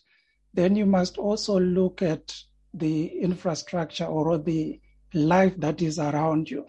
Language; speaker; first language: English; non-native, local second language; Shona